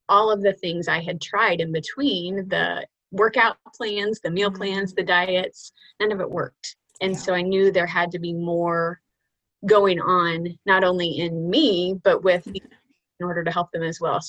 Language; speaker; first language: English; native; English